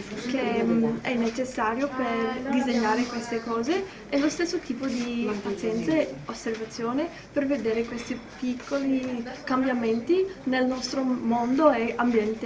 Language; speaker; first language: Italian; non-native, learner; English